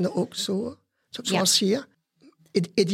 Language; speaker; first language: Dutch; non-native, local second language; French